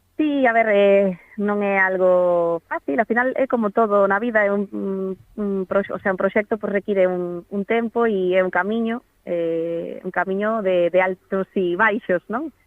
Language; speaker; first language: Galician; native; Galician